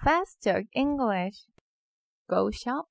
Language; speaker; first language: English; non-native, fluent; Korean